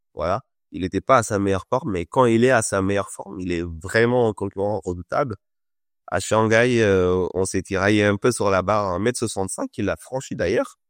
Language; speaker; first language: French; non-native, local second language; Wolof